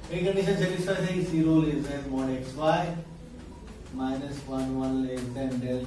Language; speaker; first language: English; non-native, local second language; Gujarati